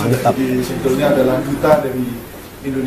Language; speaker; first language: Indonesian; native; Indonesian